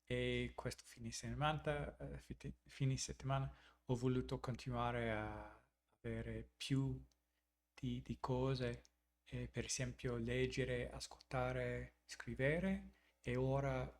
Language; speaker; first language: Italian; non-native, learner; English